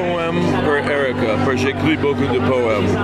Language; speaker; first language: French; non-native, learner; English